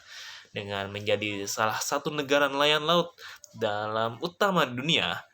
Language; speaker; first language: Indonesian; native; Indonesian